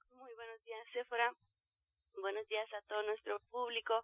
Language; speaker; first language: Spanish; non-native, fluent; Romanian